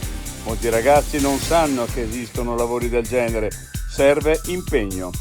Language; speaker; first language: Italian; native; Italian